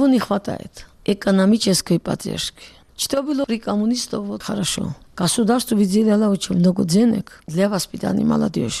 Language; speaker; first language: Russian; non-native, local second language; Georgian